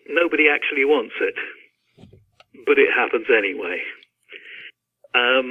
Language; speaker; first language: English; native; English